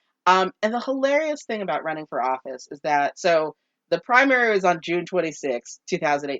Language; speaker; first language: English; native; English